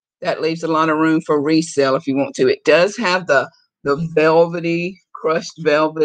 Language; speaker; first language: English; native; English